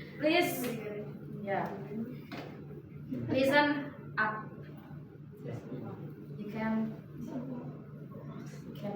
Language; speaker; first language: English; non-native, learner; Indonesian